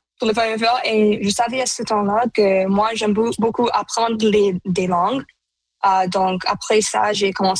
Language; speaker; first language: French; non-native, local second language; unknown